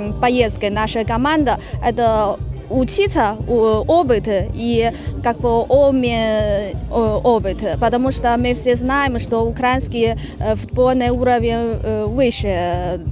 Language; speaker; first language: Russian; non-native, learner; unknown